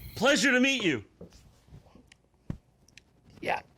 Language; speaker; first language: English; native; English